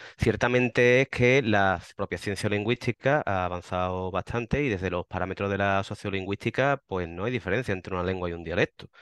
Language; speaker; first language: Spanish; native; Spanish